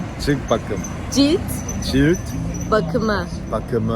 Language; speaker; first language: Turkish; non-native, learner; Korean